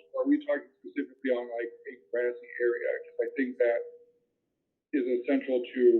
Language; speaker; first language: English; native; English